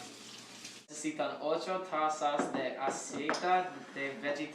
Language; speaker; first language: Spanish; non-native, learner; English